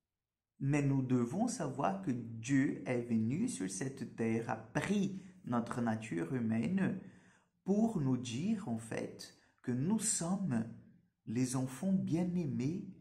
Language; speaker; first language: French; non-native, fluent; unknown